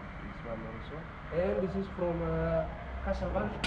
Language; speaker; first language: English; non-native, learner; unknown